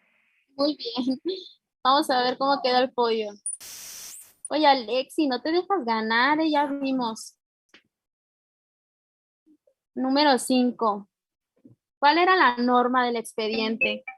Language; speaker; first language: Spanish; native; Spanish